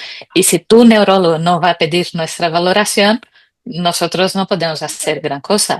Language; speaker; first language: Spanish; native; Spanish